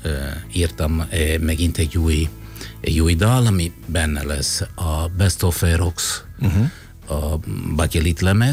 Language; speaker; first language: Hungarian; non-native, fluent; Italian